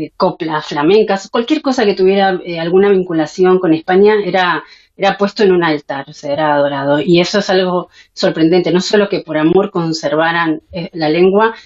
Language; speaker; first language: Spanish; native; Spanish